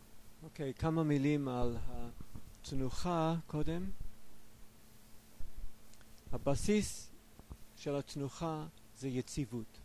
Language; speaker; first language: Hebrew; non-native, fluent; English